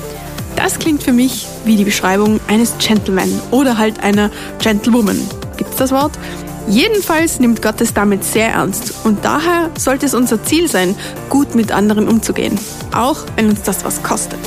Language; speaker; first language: German; native; German